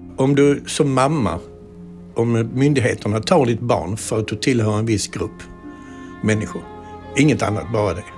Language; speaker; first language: Swedish; native; Swedish